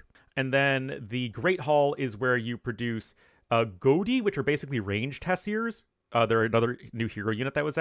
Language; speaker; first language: English; native; English